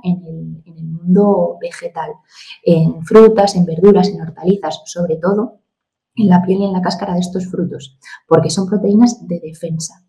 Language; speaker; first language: Spanish; native; Spanish